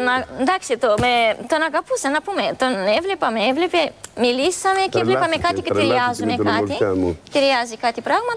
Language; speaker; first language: Greek; non-native, learner; Romanian